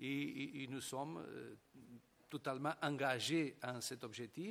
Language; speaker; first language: French; non-native, fluent; Portuguese